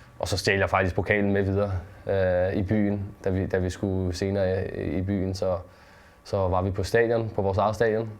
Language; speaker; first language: Danish; native; Danish